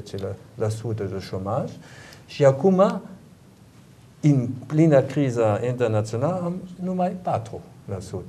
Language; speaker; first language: Romanian; non-native, learner; German